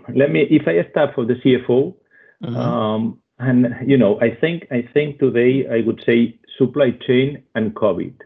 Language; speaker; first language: English; non-native, fluent; Spanish